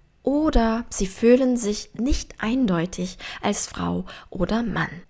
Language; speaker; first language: German; non-native, fluent; Korean